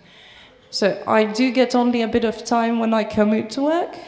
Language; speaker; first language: English; non-native, fluent; Turkish